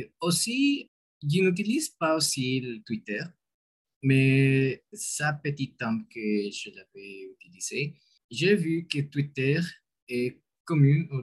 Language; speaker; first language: French; non-native, learner; Spanish